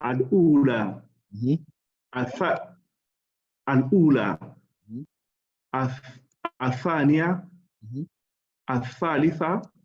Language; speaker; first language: Arabic; non-native, learner; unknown